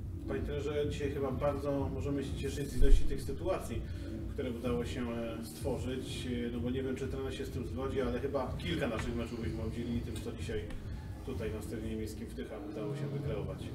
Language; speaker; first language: Polish; native; Polish